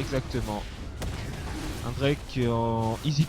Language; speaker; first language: French; native; French